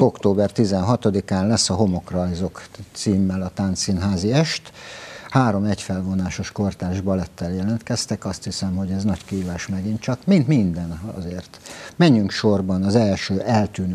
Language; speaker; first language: Hungarian; native; Hungarian